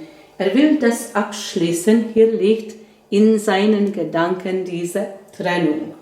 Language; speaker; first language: German; non-native, fluent; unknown